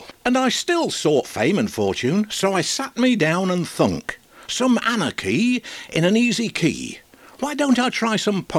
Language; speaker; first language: English; native; English